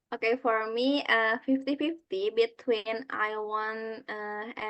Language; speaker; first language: English; non-native, learner; Indonesian